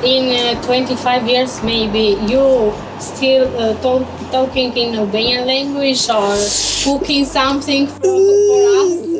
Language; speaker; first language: English; non-native, learner; Albanian